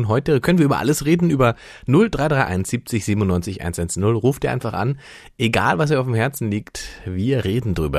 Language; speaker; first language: German; native; German